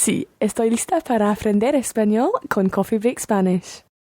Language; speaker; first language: Spanish; non-native, learner; English